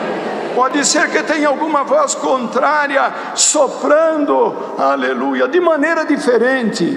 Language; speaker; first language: Portuguese; native; Portuguese